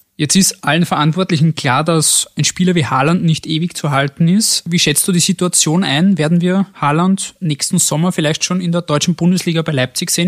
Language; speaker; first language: German; native; German